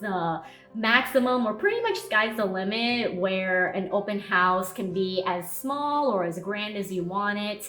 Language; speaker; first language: English; native; English